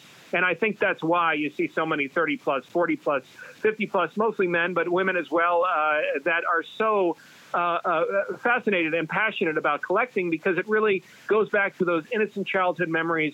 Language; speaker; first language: English; native; English